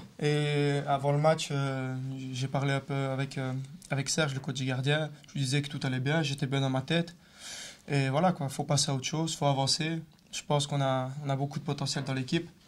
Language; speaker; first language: French; native; French